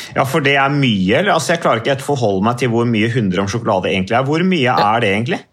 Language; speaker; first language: Norwegian; native; Norwegian